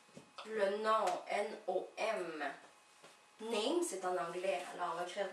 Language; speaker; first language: French; native; French